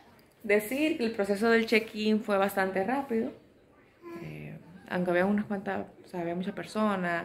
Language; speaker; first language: Spanish; native; Spanish